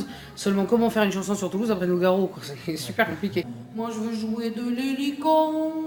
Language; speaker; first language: French; native; French